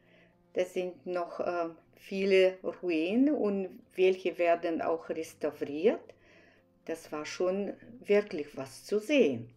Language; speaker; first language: German; non-native, fluent; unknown